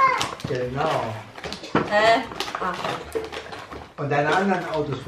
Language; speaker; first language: German; native; German